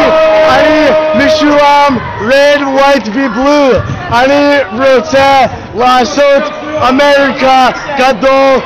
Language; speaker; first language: Hebrew; non-native, learner; English